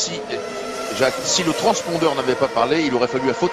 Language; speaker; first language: French; native; French